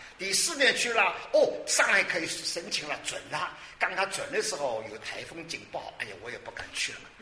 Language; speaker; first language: Chinese; non-native, local second language; Wu Chinese